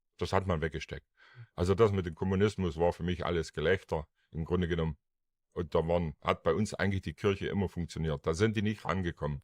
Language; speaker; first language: German; non-native, local second language; Upper Sorbian